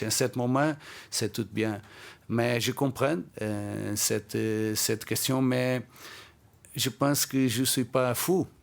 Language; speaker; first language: French; non-native, fluent; Portuguese